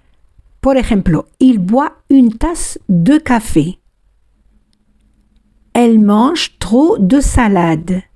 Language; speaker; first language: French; non-native, fluent; Spanish